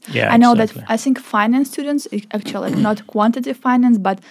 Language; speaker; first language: English; non-native, fluent; Ukrainian